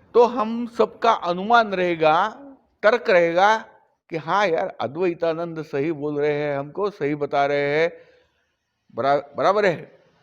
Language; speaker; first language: Hindi; non-native, local second language; Marathi